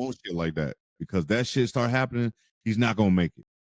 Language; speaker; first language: English; native; English